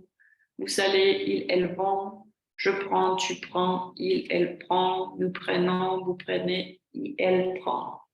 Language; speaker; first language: French; non-native, fluent; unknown